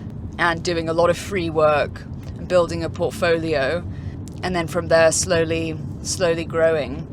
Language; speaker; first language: English; native; English